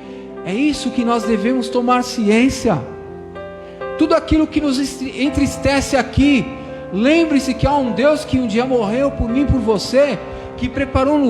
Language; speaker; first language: Portuguese; native; Portuguese